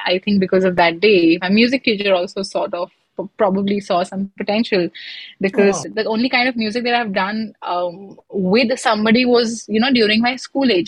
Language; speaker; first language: English; non-native, local second language; Hindi